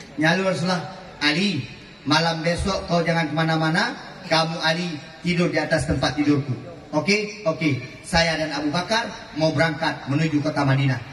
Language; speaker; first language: Malay; non-native, local second language; Achinese